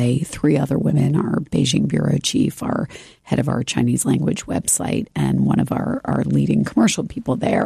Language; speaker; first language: English; native; English